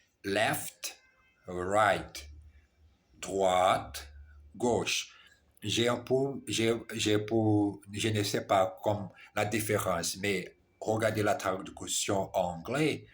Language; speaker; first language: French; non-native, learner; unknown